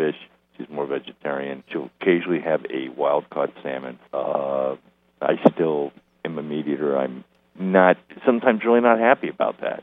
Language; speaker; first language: English; native; English